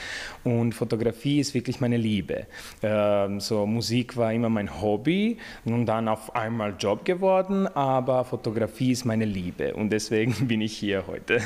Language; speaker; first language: German; non-native, fluent; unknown